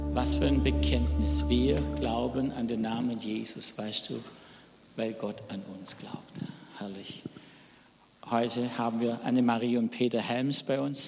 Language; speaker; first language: German; native; German